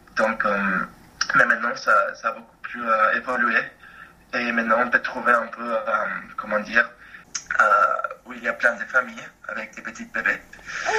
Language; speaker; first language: French; non-native, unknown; Spanish